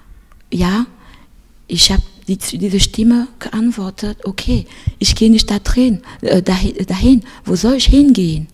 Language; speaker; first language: German; non-native, fluent; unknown